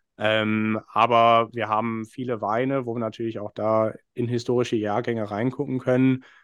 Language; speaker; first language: German; non-native, fluent; English